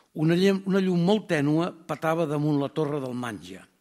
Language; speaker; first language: Catalan; native; Catalan